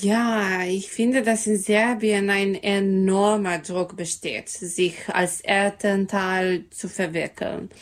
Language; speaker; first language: German; non-native, learner; Serbian